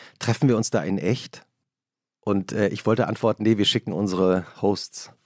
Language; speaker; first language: German; native; German